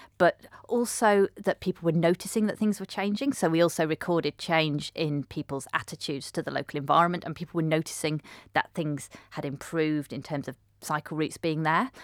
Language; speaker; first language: English; native; English